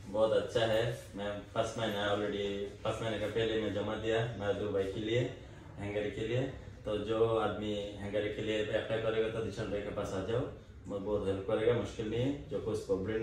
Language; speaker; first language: Hindi; non-native, learner; Bangla